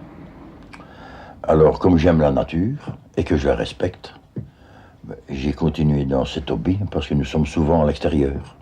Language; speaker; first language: French; native; French